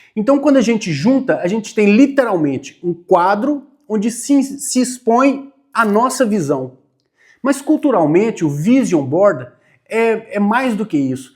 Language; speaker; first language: Portuguese; native; Portuguese